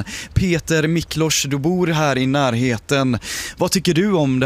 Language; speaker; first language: Swedish; native; Swedish